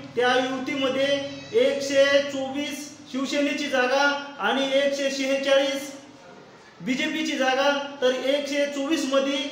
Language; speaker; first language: Marathi; non-native, local second language; Lambadi